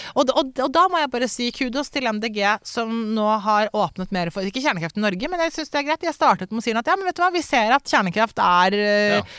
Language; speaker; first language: Norwegian; native; Norwegian